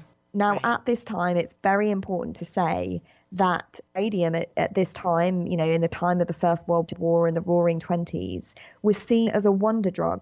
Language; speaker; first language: English; native; English